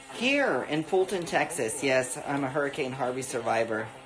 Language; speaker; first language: English; early bilingual, other home language; Spanish